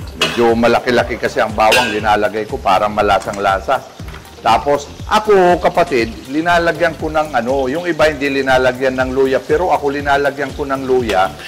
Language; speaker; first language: Filipino; non-native, local second language; Bikol